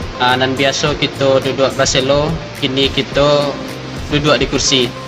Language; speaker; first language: Malay; non-native, local second language; Minangkabau